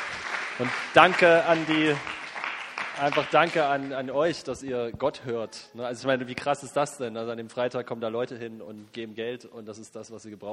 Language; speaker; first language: German; native; German